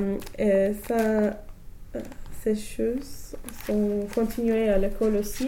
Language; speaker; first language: French; non-native, learner; English